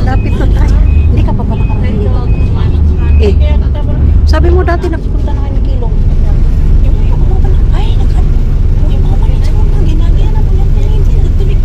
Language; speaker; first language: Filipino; non-native, local second language; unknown